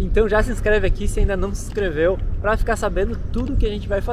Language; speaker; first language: Portuguese; native; Portuguese